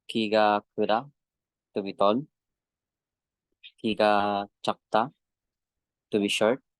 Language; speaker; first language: Korean; non-native, learner; Filipino